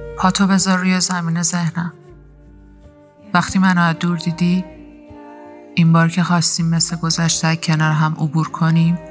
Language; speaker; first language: Persian; native; Persian